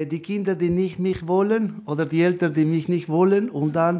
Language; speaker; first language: German; non-native, fluent; Spanish